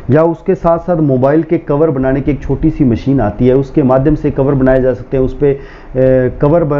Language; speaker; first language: Hindi; non-native, local second language; Rajasthani